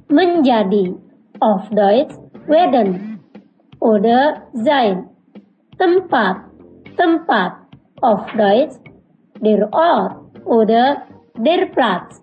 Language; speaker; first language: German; non-native, fluent; Indonesian